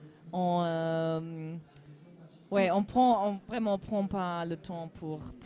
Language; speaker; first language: French; non-native, learner; German